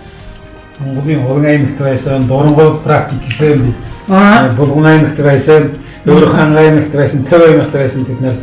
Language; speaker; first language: Mongolian; non-native, local second language; Kazakh